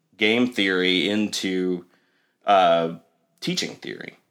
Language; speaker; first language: English; native; English